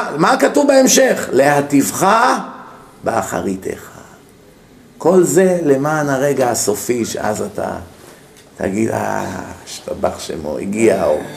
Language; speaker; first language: Hebrew; native; Hebrew